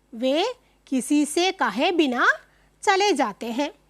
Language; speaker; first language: Hindi; non-native, local second language; Malayalam